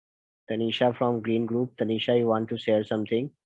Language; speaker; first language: English; non-native, local second language; Hindi